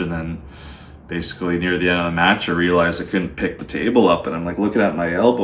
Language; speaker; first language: English; native; English